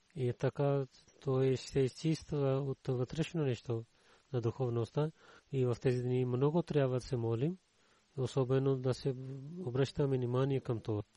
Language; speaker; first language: Bulgarian; non-native, learner; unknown